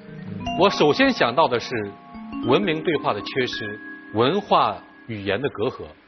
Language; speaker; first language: Chinese; native; Chinese